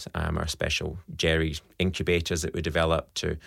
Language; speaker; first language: English; native; English